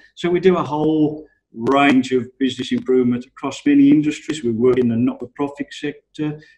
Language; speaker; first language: English; native; English